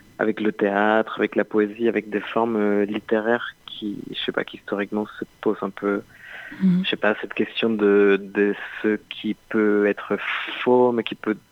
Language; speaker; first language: French; non-native, fluent; Spanish